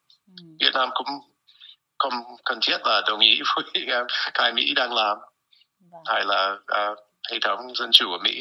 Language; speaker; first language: Vietnamese; non-native, fluent; English